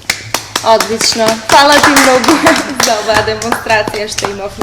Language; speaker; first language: Macedonian; native; Macedonian